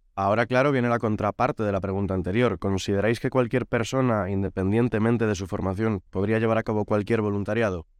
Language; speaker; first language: Spanish; native; Spanish